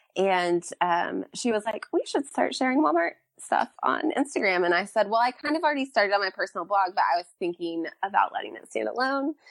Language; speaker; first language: English; native; English